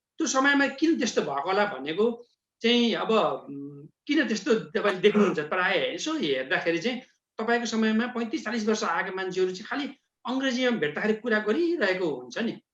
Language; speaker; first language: Nepali; native; Nepali